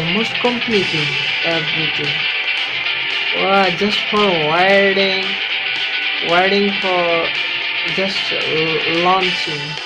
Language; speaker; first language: English; non-native, local second language; Bangla